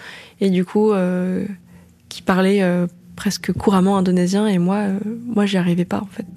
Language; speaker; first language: French; early bilingual, other home language; Indonesian